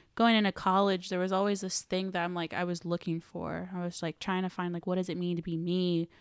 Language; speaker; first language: English; native; English